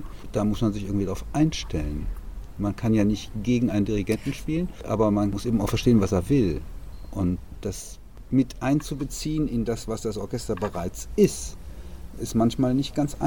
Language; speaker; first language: German; native; German